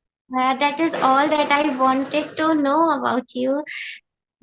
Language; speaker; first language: English; non-native, learner; Hindi